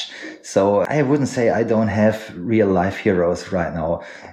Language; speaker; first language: English; non-native, fluent; German